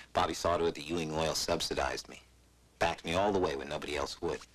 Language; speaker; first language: English; native; English